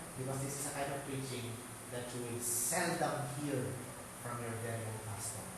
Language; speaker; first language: English; non-native, local second language; Filipino